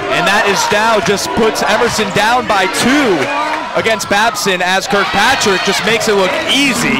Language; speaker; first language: English; native; English